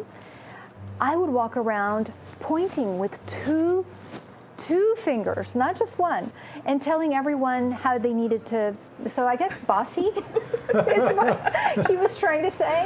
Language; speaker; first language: English; non-native, fluent; Romanian